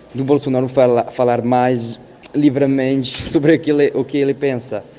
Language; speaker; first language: Portuguese; non-native, fluent; French